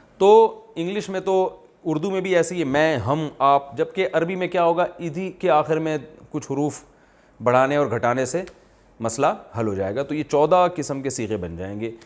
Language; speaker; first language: Urdu; native; Urdu